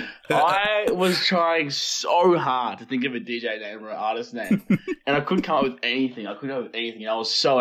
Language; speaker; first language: English; native; English